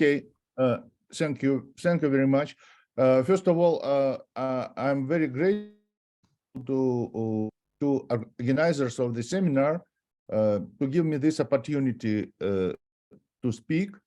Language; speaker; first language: English; non-native, fluent; Russian